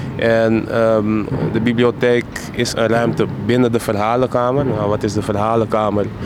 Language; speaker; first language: Dutch; native; Dutch